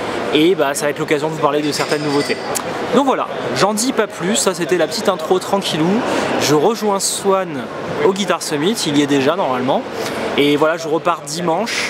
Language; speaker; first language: French; native; French